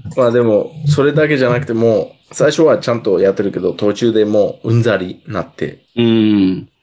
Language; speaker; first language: Japanese; non-native, fluent; English